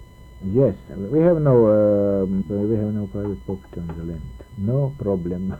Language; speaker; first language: English; non-native, learner; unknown